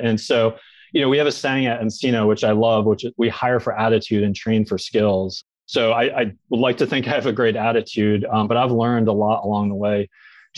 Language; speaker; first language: English; native; English